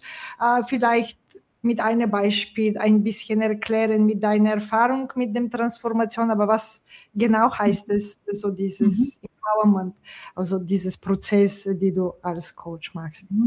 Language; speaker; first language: German; non-native, fluent; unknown